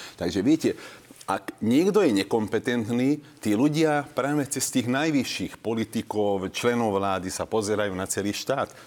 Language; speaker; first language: Slovak; non-native, local second language; Hungarian